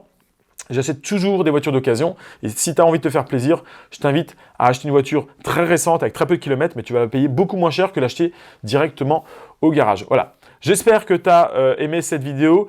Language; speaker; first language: French; native; French